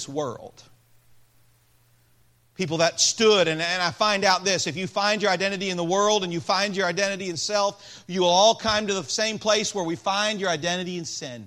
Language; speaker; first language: English; native; English